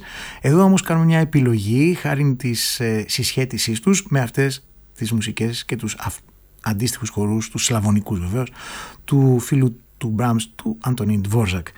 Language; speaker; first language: Greek; native; Greek